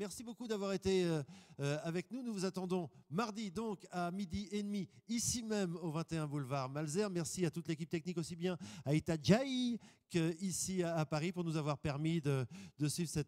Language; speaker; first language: French; native; French